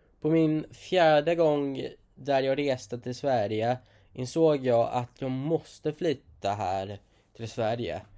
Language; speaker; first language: Swedish; non-native, fluent; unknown